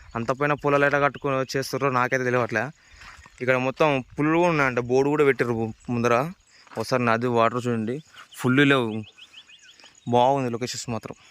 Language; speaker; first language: Telugu; native; Telugu